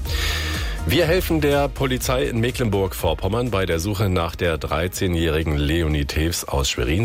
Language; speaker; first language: German; native; German